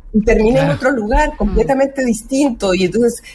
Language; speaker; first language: Spanish; native; Spanish